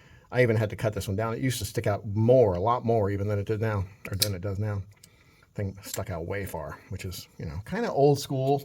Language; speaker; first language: English; native; English